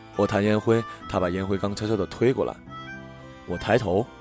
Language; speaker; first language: Chinese; native; Chinese